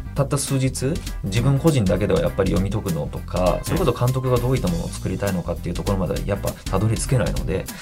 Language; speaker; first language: Japanese; native; Japanese